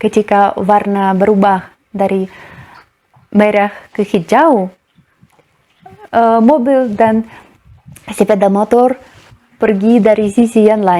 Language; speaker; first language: Indonesian; non-native, fluent; Russian